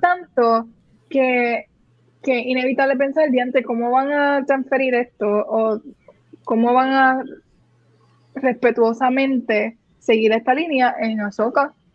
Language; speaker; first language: Spanish; native; Spanish